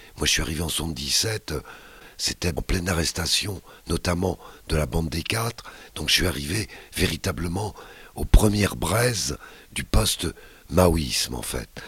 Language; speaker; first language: French; native; French